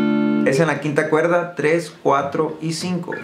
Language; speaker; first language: Spanish; native; Spanish